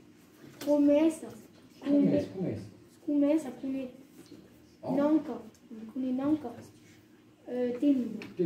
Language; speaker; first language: Italian; non-native, learner; French